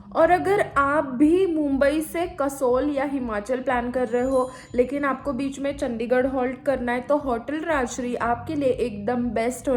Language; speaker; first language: Hindi; non-native, local second language; Marathi